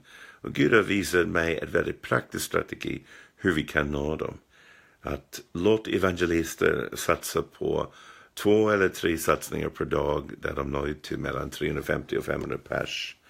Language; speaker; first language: Swedish; non-native, fluent; English